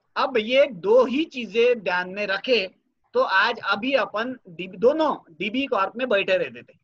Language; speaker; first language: Hindi; non-native, local second language; Marathi